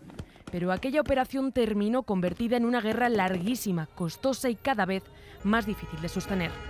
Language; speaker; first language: Spanish; native; Spanish